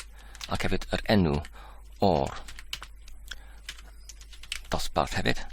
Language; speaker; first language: Welsh; non-native, learner; English